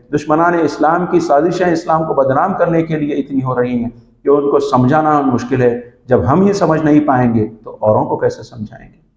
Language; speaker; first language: Urdu; native; Urdu